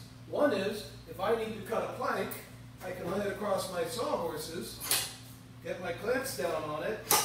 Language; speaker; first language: English; native; English